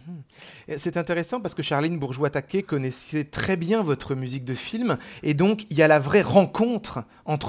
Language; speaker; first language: French; native; French